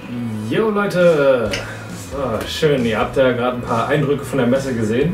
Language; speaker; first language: German; native; German